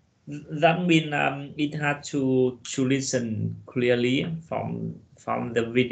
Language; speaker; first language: English; non-native, learner; Vietnamese